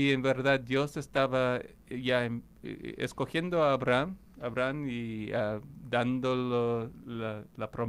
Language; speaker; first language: Spanish; non-native, fluent; English